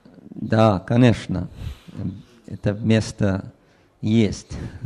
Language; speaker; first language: Russian; non-native, learner; English